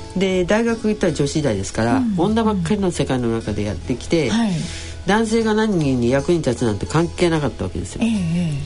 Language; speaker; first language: Japanese; native; Japanese